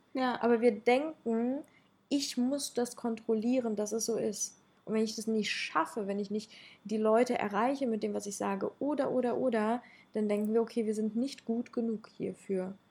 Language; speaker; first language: German; early bilingual, other home language; Russian